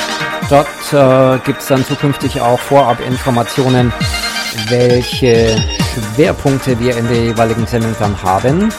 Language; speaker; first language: German; native; German